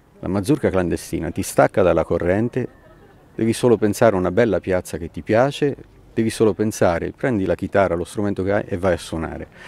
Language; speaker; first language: Italian; native; Italian